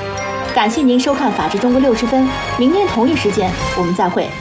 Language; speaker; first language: Chinese; native; Chinese